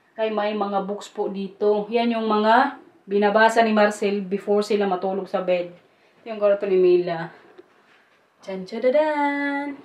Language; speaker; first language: Filipino; non-native, local second language; Waray